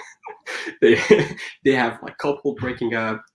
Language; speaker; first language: English; non-native, fluent; French